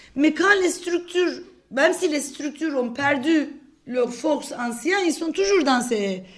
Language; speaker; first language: French; non-native, fluent; Turkish